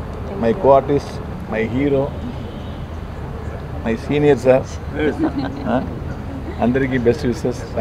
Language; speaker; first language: Telugu; non-native, local second language; Tamil